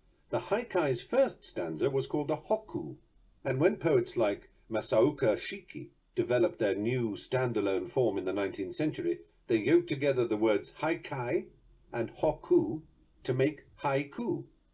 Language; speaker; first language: English; native; English